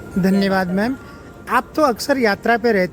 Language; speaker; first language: Hindi; native; Hindi